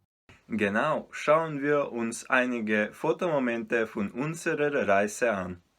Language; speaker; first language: German; non-native, learner; Slovenian